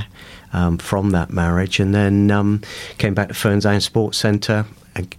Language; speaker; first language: English; native; English